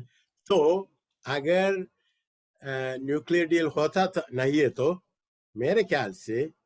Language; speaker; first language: Hindi; non-native, local second language; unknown